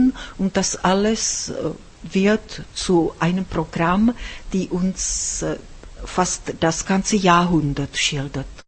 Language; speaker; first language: German; non-native, fluent; Czech